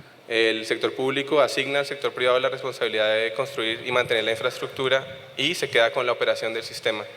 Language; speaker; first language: Spanish; native; Spanish